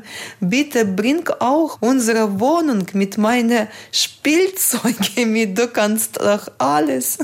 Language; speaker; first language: German; non-native, fluent; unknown